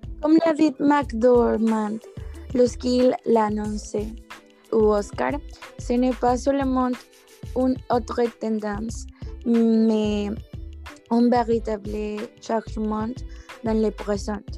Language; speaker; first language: French; non-native, learner; Spanish